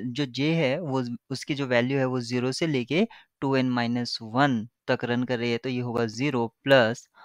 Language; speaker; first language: Hindi; native; Hindi